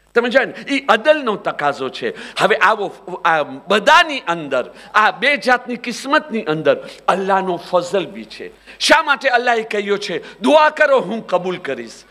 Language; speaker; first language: Gujarati; early bilingual, heritage; Gujarati